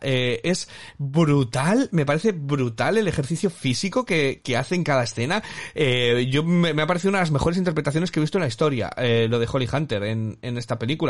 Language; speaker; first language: Spanish; native; Spanish